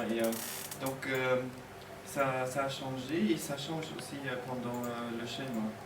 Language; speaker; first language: French; non-native, learner; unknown